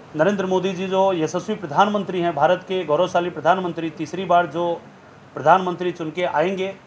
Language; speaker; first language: Hindi; native; Hindi